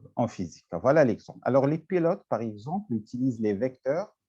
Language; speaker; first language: French; non-native, local second language; Arabic